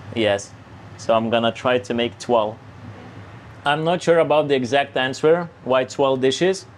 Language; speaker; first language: English; non-native, fluent; Lithuanian